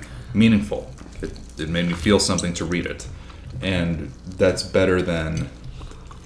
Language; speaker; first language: English; native; English